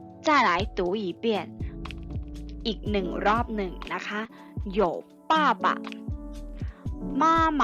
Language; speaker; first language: Chinese; non-native, fluent; Thai